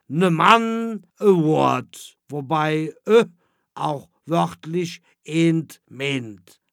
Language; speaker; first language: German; native; German